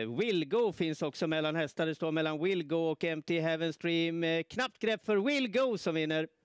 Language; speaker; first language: Swedish; native; Swedish